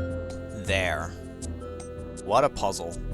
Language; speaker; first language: English; native; English